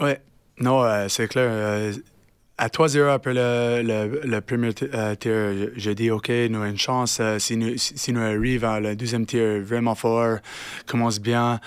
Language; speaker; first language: French; non-native, learner; English